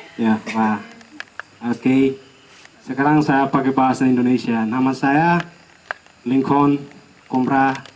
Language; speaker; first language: Indonesian; non-native, fluent; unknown